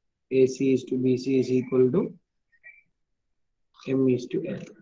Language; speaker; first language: English; non-native, local second language; Malayalam